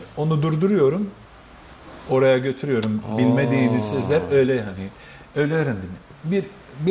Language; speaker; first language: Turkish; non-native, fluent; Bosnian